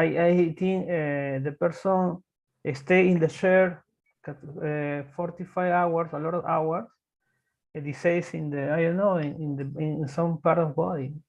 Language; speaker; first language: English; non-native, learner; Spanish